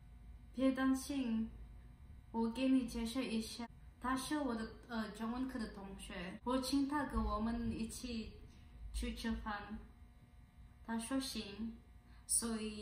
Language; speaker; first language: Chinese; non-native, learner; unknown